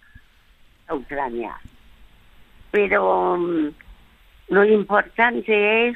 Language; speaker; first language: Spanish; early bilingual, other home language; French